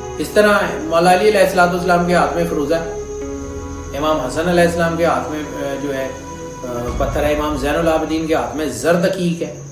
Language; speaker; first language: Urdu; non-native, local second language; Punjabi